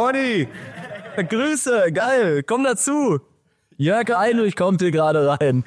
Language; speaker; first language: German; native; German